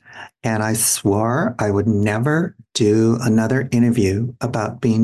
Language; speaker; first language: English; native; English